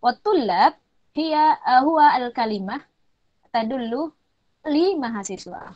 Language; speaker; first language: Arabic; non-native, fluent; Indonesian